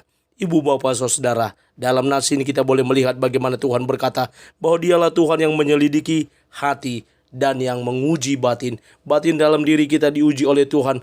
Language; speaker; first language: Indonesian; native; Indonesian